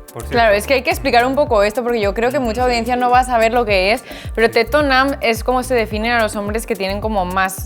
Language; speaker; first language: Spanish; native; Spanish